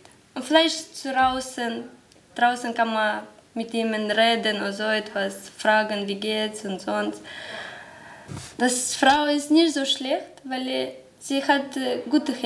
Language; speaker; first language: German; non-native, learner; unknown